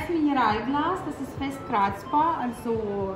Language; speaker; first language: German; non-native, fluent; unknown